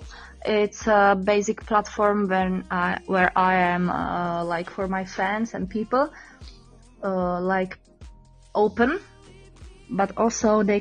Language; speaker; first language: English; non-native, learner; Czech